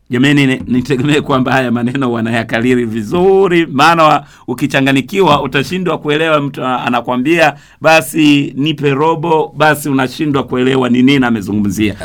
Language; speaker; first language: Swahili; non-native, local second language; Rundi